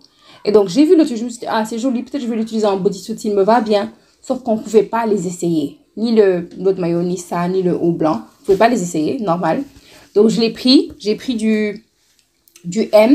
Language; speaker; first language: French; non-native, local second language; Wolof